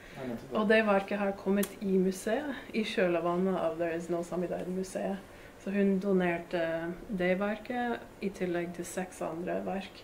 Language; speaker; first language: Norwegian; non-native, fluent; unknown